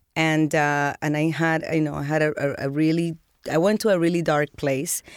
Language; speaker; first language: English; early bilingual, other home language; Spanish